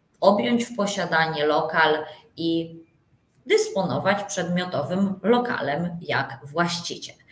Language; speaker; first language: Polish; native; Polish